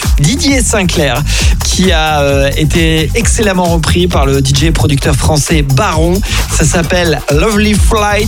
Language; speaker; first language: French; native; French